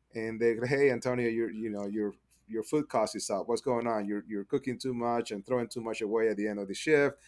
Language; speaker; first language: English; non-native, fluent; Spanish